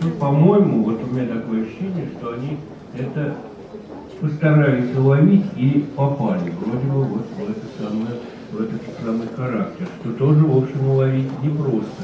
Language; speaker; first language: Russian; native; Russian